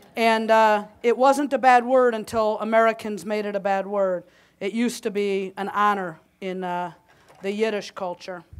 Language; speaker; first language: English; native; English